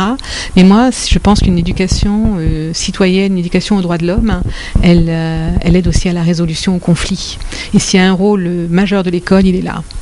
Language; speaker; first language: French; native; French